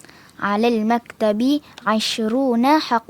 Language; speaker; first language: Arabic; non-native, learner; Malay